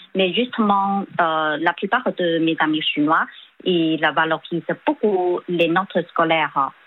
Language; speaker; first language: French; non-native, fluent; Chinese